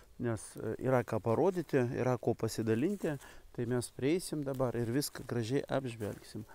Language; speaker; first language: Lithuanian; non-native, local second language; Polish